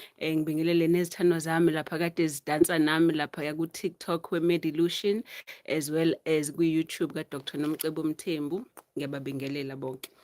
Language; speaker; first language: Zulu; native; Zulu